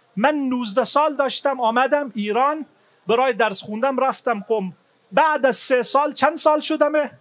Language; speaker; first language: Persian; non-native, fluent; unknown